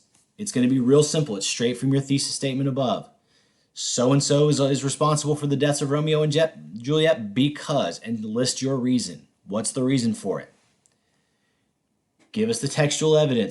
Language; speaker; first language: English; native; English